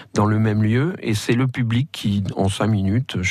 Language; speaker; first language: French; native; French